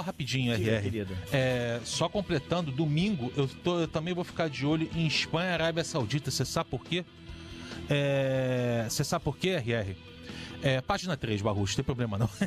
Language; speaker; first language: Portuguese; native; Portuguese